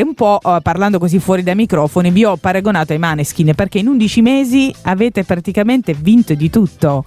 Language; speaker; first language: Italian; native; Italian